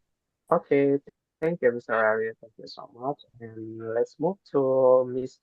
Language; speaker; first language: English; non-native, learner; Indonesian